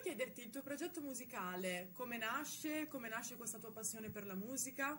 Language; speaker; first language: Italian; native; Italian